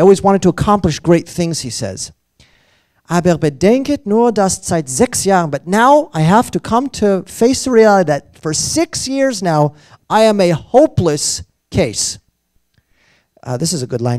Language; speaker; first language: English; native; English